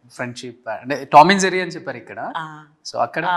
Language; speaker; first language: Telugu; native; Telugu